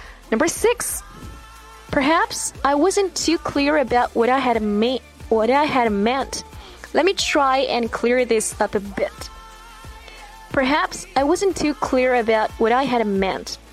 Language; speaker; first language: English; non-native, fluent; Chinese